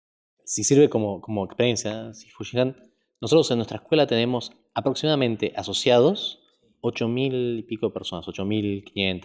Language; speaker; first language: Spanish; native; Spanish